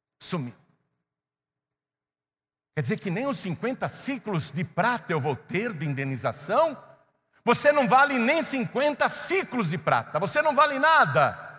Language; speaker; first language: Portuguese; native; Portuguese